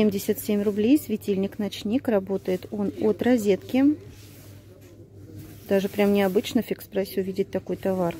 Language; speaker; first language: Russian; native; Russian